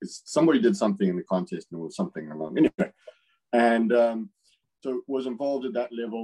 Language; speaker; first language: English; native; English